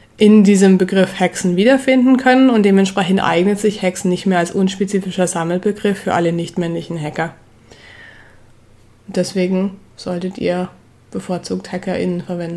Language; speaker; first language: German; native; German